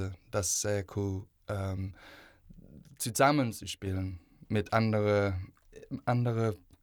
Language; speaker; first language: German; non-native, learner; English